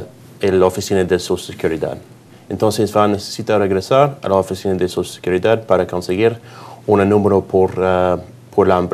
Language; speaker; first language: Spanish; non-native, learner; English